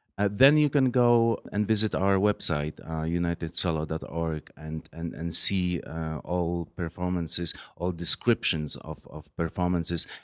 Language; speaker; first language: English; non-native, fluent; Polish